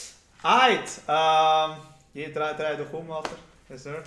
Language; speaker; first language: German; native; German